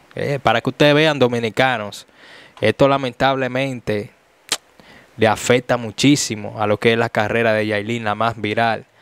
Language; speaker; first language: Spanish; native; Spanish